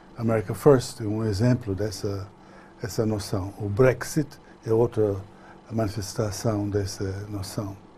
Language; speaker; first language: Portuguese; non-native, fluent; English